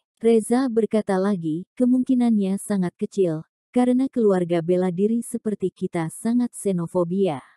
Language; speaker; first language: Indonesian; native; Indonesian